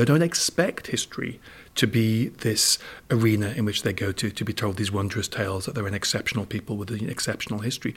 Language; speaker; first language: English; native; English